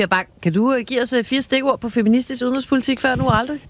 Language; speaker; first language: Danish; native; Danish